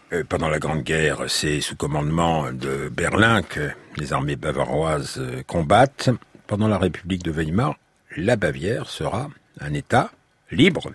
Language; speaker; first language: French; native; French